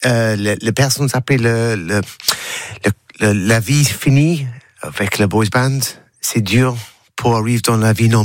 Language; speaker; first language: French; non-native, learner; English